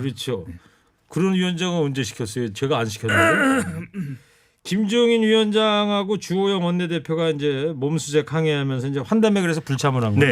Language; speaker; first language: Korean; native; Korean